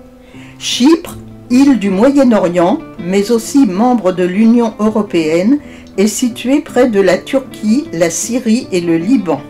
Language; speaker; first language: French; native; French